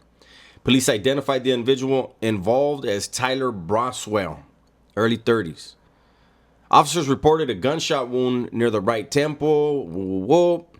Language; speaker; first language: English; native; English